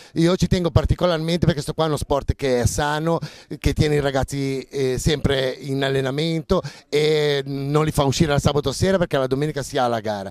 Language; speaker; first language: Italian; native; Italian